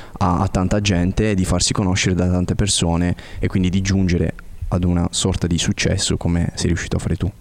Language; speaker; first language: Italian; native; Italian